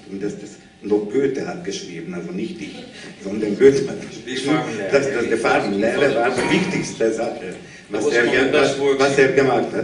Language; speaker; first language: German; non-native, learner; Hungarian